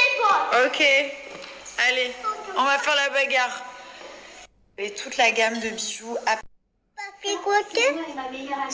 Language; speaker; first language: French; native; French